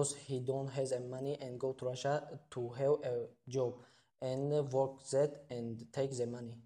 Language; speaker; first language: English; non-native, learner; Tajik